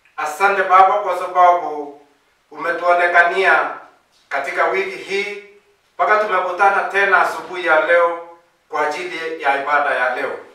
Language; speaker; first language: Swahili; non-native, local second language; Kalenjin